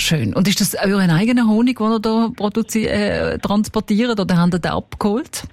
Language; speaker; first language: German; native; German